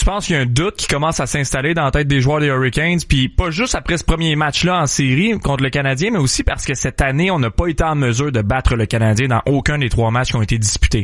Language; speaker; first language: French; native; French